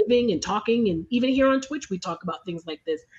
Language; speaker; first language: English; native; English